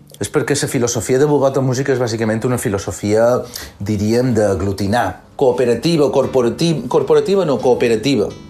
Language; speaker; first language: Catalan; native; Catalan